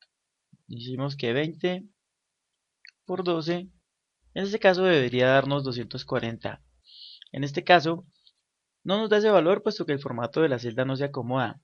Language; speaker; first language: Spanish; native; Spanish